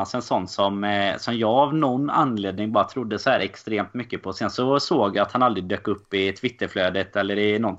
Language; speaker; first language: Swedish; native; Swedish